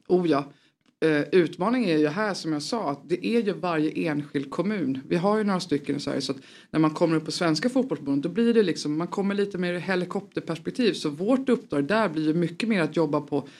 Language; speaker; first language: Swedish; native; Swedish